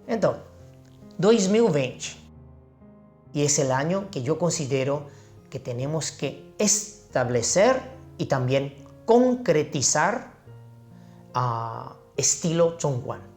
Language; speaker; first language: Spanish; non-native, fluent; Chinese